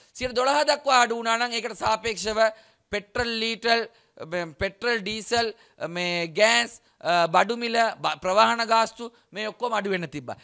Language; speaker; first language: Sinhala; native; Sinhala